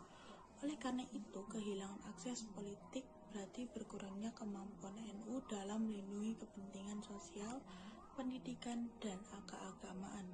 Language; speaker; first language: Indonesian; native; Indonesian